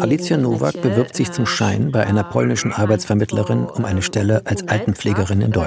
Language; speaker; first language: German; native; German